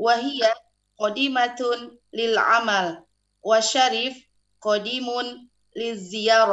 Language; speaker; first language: Arabic; non-native, learner; Indonesian